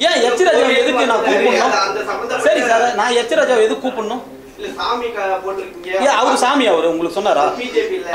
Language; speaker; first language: Tamil; native; Tamil